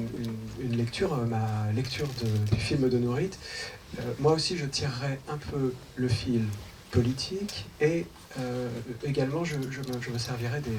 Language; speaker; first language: French; native; French